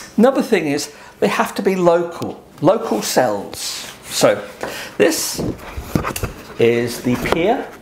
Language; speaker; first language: English; native; English